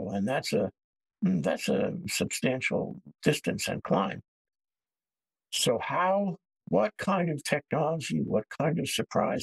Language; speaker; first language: English; native; English